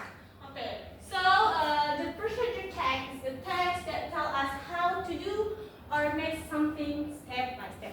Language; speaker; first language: English; non-native, learner; Indonesian